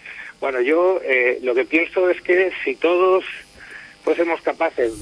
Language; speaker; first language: Spanish; native; Spanish